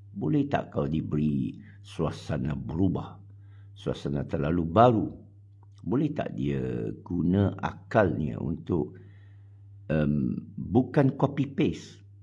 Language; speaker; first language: Malay; non-native, local second language; Chinese